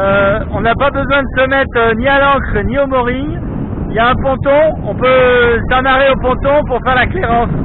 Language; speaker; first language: French; native; French